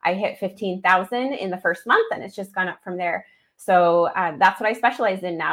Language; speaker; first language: English; native; English